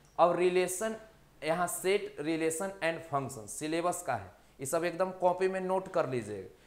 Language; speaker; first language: Hindi; native; Hindi